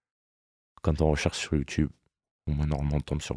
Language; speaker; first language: French; native; French